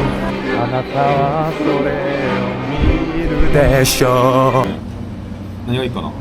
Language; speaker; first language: Japanese; non-native, learner; Korean